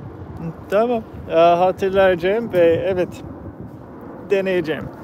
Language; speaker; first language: Turkish; non-native, learner; English